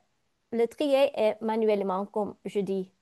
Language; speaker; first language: French; non-native, learner; Dutch